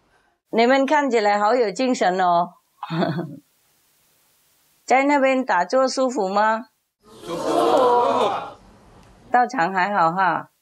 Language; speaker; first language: Chinese; non-native, fluent; Vietnamese